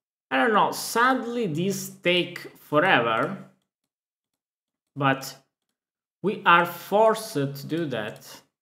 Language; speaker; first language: English; non-native, fluent; Italian